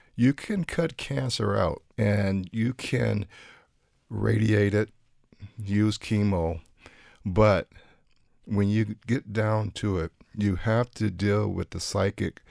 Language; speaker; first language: English; native; English